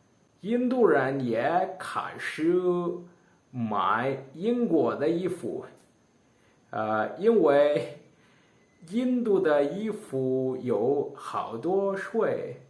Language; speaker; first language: Chinese; non-native, learner; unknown